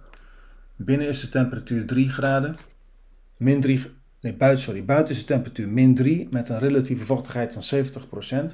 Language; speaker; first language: Dutch; native; Dutch